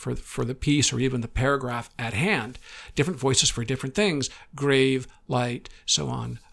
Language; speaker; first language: English; native; English